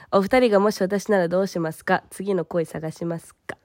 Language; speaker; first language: Japanese; early bilingual, heritage; Japanese